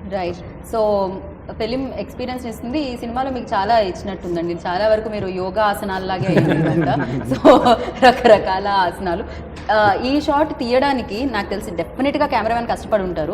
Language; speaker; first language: Telugu; native; Telugu